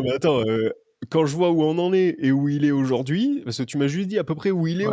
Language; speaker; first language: French; native; French